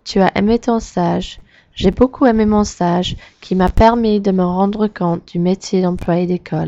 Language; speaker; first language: French; non-native, learner; English